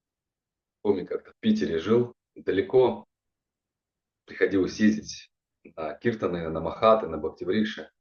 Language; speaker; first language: Russian; native; Russian